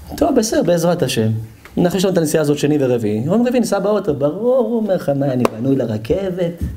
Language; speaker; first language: Hebrew; native; Hebrew